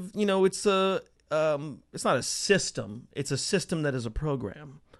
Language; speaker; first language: English; native; English